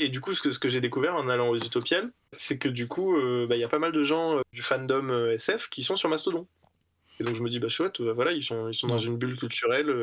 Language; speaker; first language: French; native; French